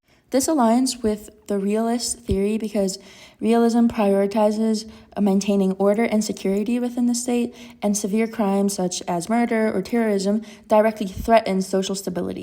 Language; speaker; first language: English; non-native, fluent; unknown